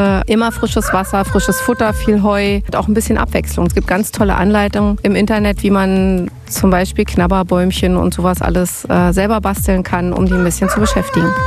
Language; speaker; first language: German; native; German